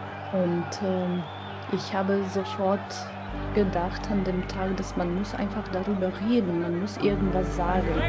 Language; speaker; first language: German; non-native, fluent; Georgian